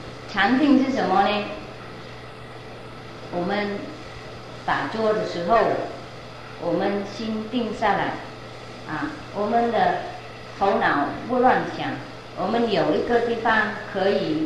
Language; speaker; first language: Chinese; non-native, fluent; Vietnamese